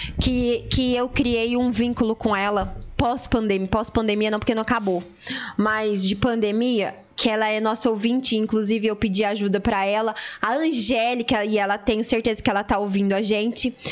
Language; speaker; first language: Portuguese; native; Portuguese